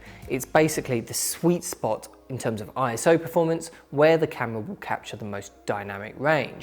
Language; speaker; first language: English; native; English